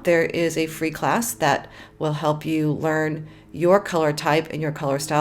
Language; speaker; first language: English; native; English